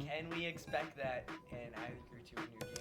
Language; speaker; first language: English; native; English